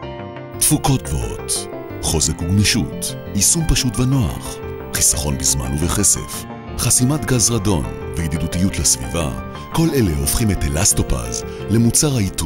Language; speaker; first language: Hebrew; native; Hebrew